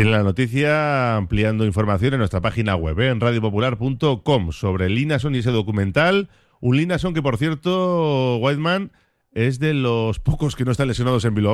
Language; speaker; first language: Spanish; native; Spanish